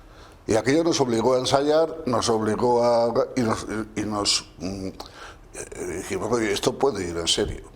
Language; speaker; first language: Spanish; native; Spanish